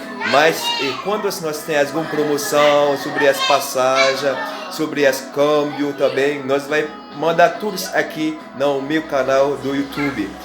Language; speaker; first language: Portuguese; non-native, learner; Haitian Creole